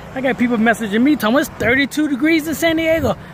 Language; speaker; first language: English; native; English